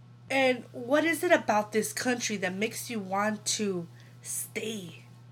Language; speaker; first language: English; early bilingual, other home language; Spanish